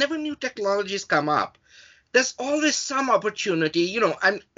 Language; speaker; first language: English; non-native, local second language; Urdu